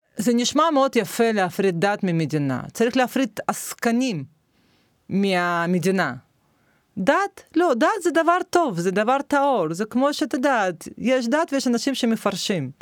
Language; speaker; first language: Hebrew; non-native, fluent; Russian